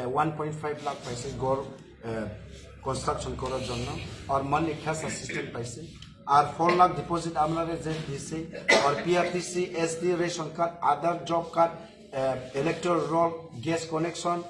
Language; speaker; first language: Bangla; non-native, local second language; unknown